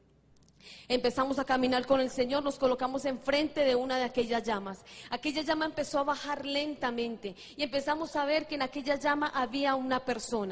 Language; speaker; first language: Spanish; native; Spanish